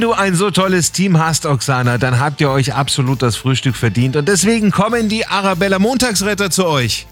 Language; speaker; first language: German; native; German